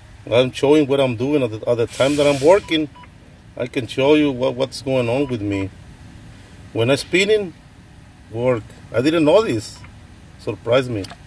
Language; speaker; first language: English; non-native, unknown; Spanish